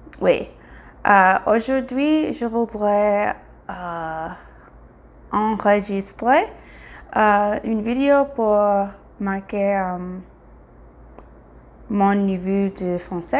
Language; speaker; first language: French; non-native, learner; English